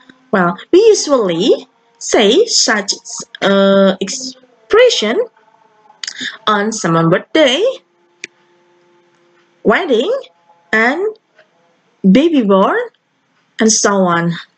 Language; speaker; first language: English; non-native, fluent; Indonesian